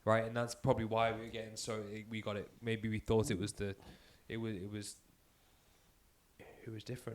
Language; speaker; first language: English; native; English